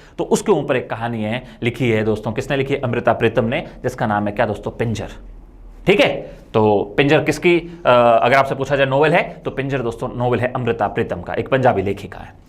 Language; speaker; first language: Hindi; native; Hindi